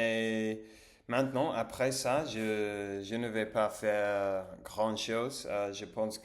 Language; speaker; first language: French; non-native, learner; English